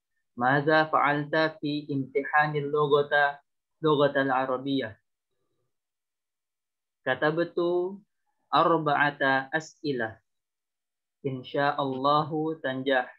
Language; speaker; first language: Arabic; non-native, learner; Indonesian